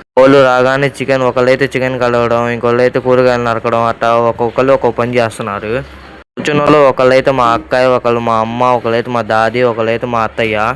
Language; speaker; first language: Telugu; non-native, local second language; Urdu